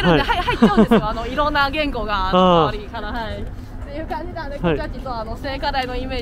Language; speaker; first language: Japanese; non-native, fluent; Chinese